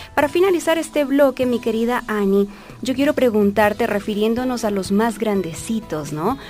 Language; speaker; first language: Spanish; native; Spanish